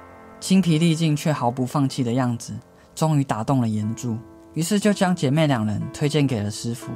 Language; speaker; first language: Chinese; native; Chinese